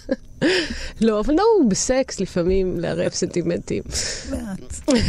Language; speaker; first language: Hebrew; early bilingual, other home language; Italian